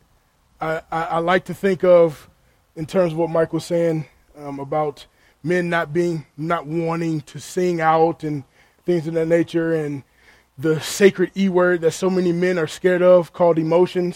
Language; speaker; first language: English; native; English